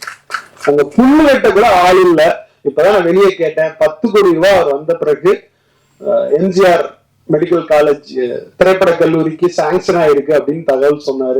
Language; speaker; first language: Tamil; native; Tamil